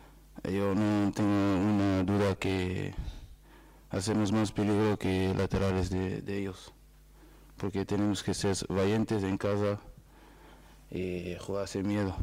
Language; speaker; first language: Spanish; non-native, fluent; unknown